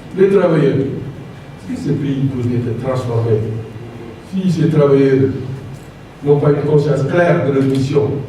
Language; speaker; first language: French; non-native, local second language; Wolof